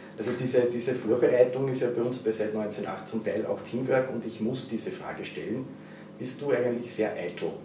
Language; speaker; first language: German; native; German